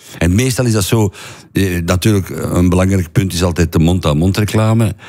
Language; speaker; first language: Dutch; native; Dutch